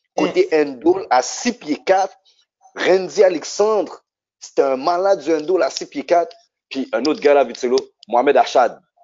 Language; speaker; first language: French; native; French